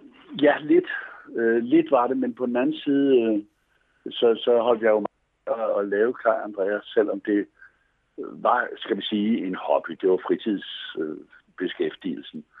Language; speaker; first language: Danish; native; Danish